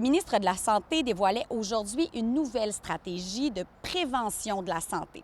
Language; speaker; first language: French; native; French